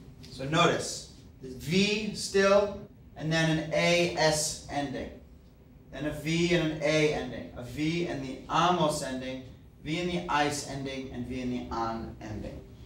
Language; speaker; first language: English; native; English